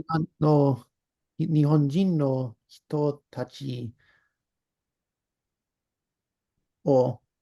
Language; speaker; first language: Japanese; non-native, learner; English